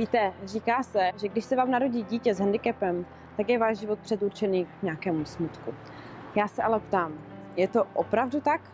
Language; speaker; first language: Czech; native; Czech